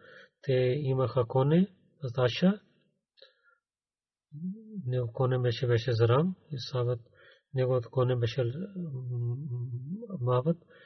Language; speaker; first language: Bulgarian; non-native, learner; Urdu